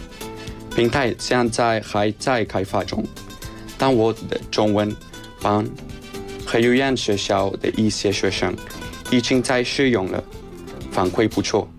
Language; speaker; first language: Chinese; non-native, fluent; Spanish